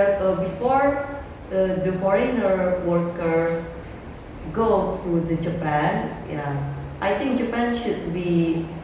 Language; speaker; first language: English; non-native, learner; Indonesian